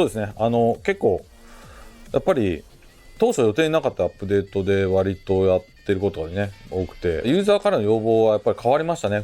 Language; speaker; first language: Japanese; native; Japanese